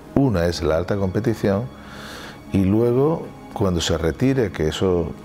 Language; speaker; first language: Spanish; native; Spanish